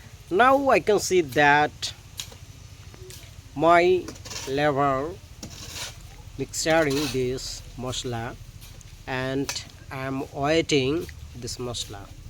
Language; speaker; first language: English; non-native, local second language; Bangla